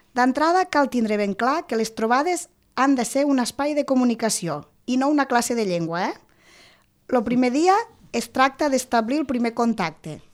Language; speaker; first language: Catalan; native; Catalan